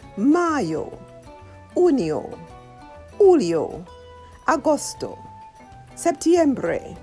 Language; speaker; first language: Spanish; non-native, learner; English